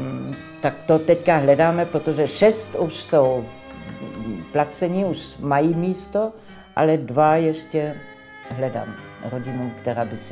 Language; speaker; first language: Czech; non-native, local second language; English